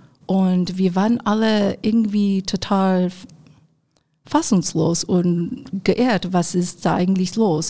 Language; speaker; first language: German; non-native, fluent; Chinese